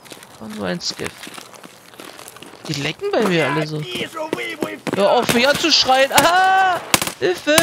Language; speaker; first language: German; native; German